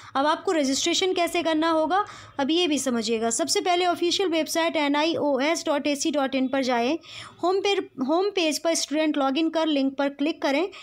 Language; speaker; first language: Hindi; native; Hindi